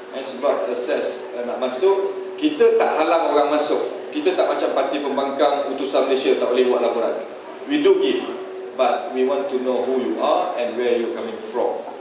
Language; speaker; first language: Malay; native; Malay